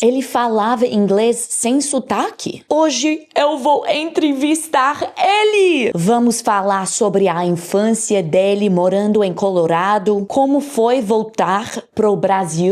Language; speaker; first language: Portuguese; non-native, learner; English